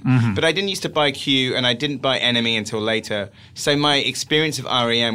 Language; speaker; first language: English; native; English